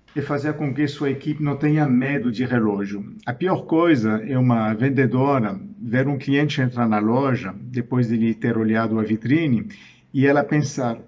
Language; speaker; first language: Portuguese; non-native, fluent; French